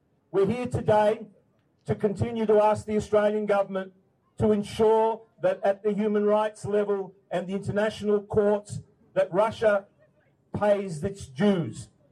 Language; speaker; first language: English; early bilingual, other home language; Ukrainian